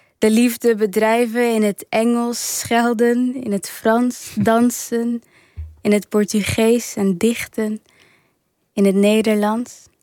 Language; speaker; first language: Dutch; early bilingual, other home language; Kinyarwanda